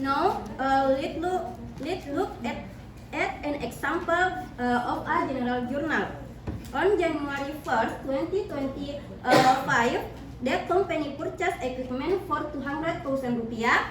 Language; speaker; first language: English; non-native, learner; Indonesian